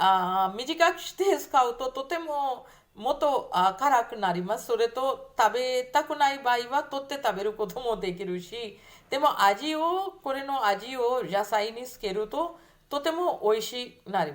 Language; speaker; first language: Japanese; non-native, fluent; Hindi